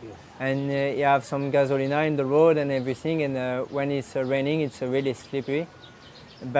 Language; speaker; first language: English; non-native, learner; French